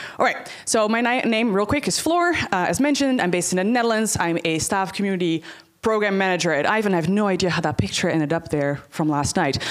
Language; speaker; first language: English; non-native, fluent; Dutch